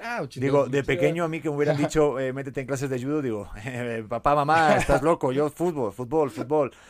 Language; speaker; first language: Spanish; native; Spanish